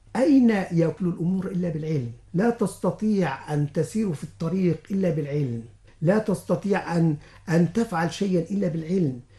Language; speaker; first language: Arabic; native; Arabic